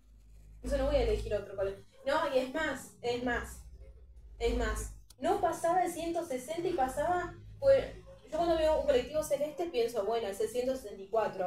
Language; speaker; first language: Spanish; native; Spanish